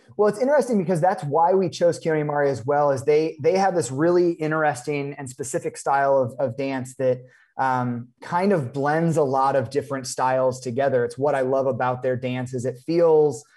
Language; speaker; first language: English; native; English